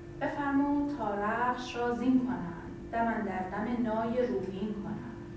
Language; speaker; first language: Persian; native; Persian